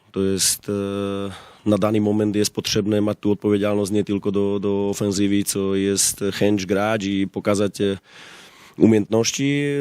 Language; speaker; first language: Polish; non-native, learner; Slovak